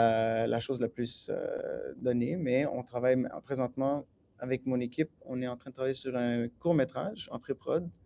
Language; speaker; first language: French; native; French